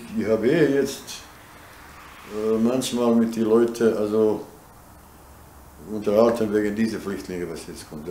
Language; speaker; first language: German; non-native, learner; Bosnian